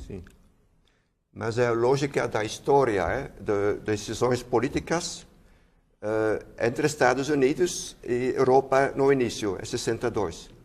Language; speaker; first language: Portuguese; non-native, fluent; Dutch